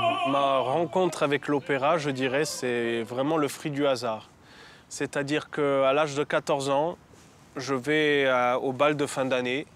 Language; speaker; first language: French; native; French